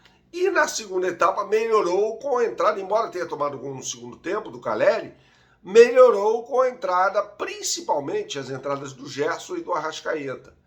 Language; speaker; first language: Portuguese; native; Portuguese